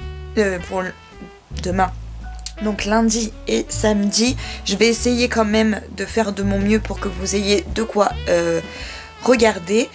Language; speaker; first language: French; native; French